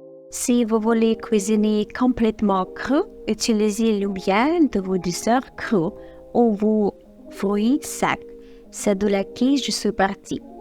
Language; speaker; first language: French; non-native, fluent; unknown